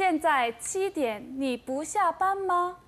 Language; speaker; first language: Chinese; non-native, learner; Korean